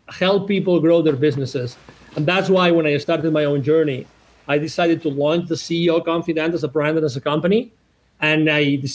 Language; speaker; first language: English; non-native, fluent; Spanish